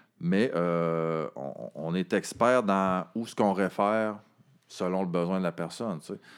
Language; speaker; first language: French; native; French